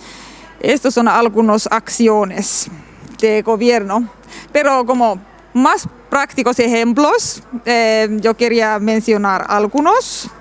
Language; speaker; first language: Spanish; non-native, learner; Finnish